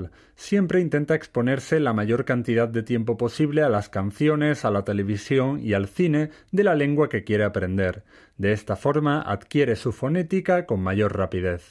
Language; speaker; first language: Spanish; native; Spanish